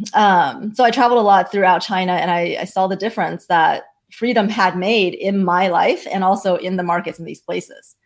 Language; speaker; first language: English; early bilingual, other home language; Chinese